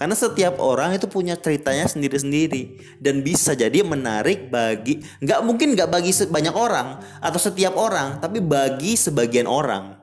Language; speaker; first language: Indonesian; native; Indonesian